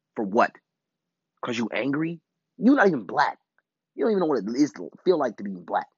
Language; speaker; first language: English; native; English